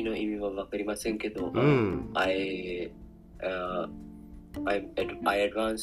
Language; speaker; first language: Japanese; non-native, learner; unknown